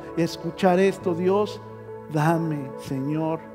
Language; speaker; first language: Spanish; native; Spanish